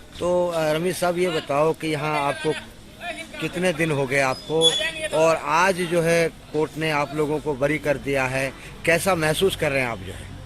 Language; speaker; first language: Hindi; native; Hindi